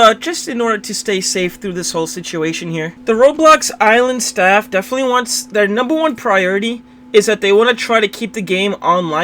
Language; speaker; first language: English; native; English